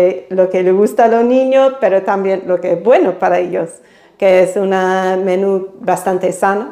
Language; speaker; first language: Spanish; non-native, fluent; English